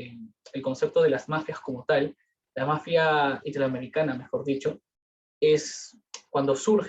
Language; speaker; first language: Spanish; native; Spanish